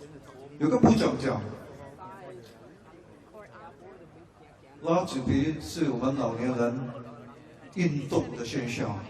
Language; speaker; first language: Chinese; non-native, local second language; English